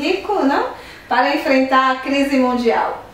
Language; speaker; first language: Spanish; non-native, fluent; Portuguese